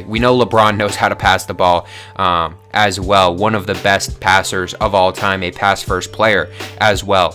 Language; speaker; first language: English; native; English